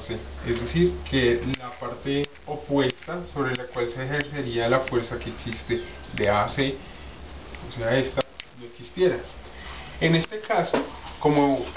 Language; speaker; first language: Spanish; native; Spanish